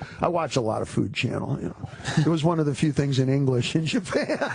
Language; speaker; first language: English; native; English